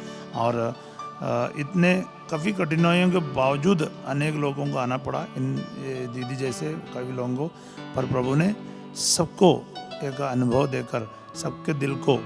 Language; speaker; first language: Hindi; native; Hindi